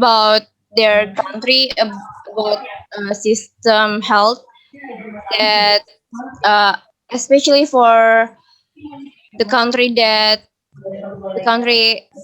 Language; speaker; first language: English; non-native, learner; Indonesian